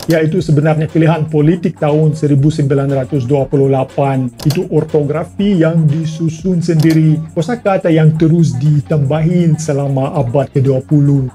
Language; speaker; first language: Indonesian; non-native, fluent; Russian